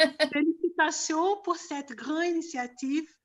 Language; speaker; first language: French; non-native, learner; Portuguese